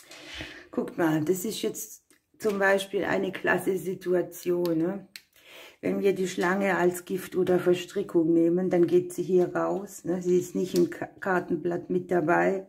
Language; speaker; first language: German; native; German